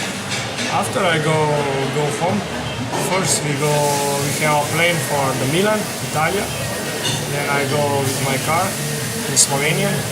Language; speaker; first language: English; non-native, learner; Slovenian